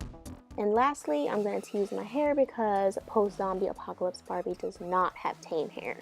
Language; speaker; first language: English; native; English